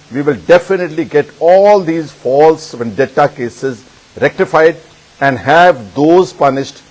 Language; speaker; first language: English; non-native, local second language; Punjabi